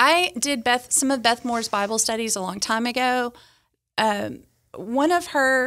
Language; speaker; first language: English; native; English